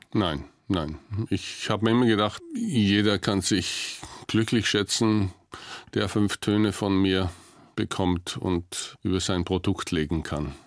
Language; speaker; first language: German; native; German